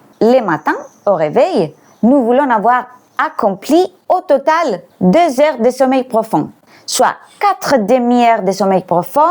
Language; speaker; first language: French; non-native, fluent; Greek